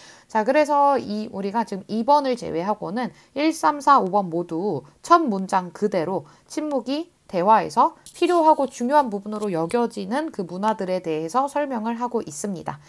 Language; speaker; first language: Korean; native; Korean